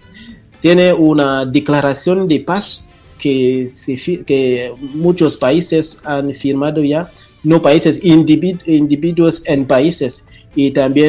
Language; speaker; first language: Spanish; non-native, fluent; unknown